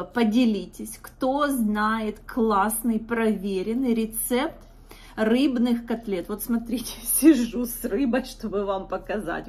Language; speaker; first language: Russian; native; Russian